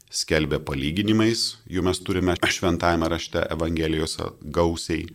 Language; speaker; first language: Lithuanian; non-native, local second language; Polish